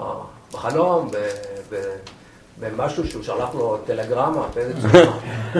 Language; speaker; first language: Hebrew; non-native, fluent; English